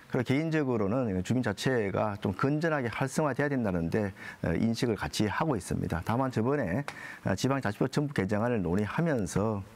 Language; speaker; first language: Korean; native; Korean